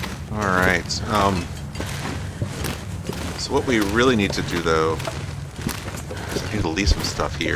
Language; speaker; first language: English; native; English